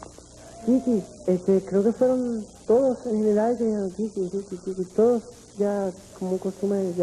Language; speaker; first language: Portuguese; non-native, learner; Spanish